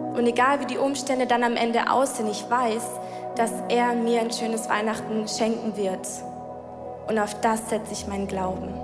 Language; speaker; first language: German; native; German